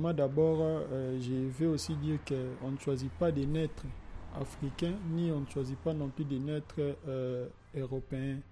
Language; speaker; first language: French; non-native, local second language; Lingala